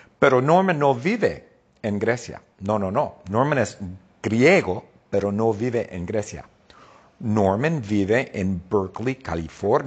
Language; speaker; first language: Spanish; non-native, fluent; English